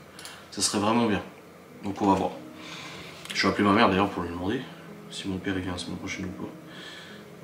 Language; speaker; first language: French; native; French